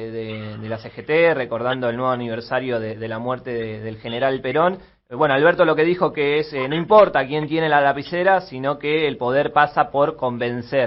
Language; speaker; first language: Spanish; native; Spanish